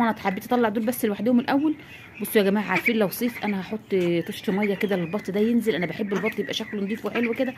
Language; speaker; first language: Arabic; native; Arabic